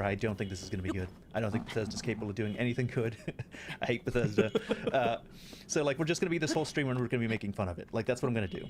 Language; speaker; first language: English; native; English